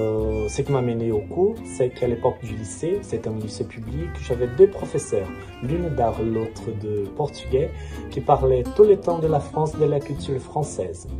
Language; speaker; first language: French; non-native, fluent; Portuguese